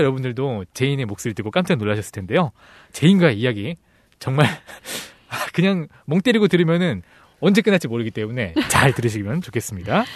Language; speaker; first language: Korean; native; Korean